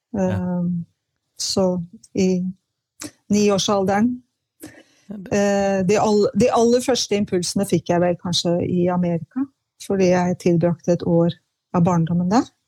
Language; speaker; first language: Norwegian; native; Norwegian